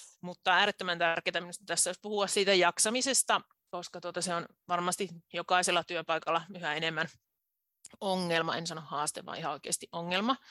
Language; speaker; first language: Finnish; native; Finnish